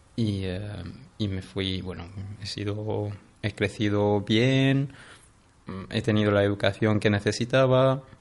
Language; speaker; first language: Spanish; non-native, fluent; Arabic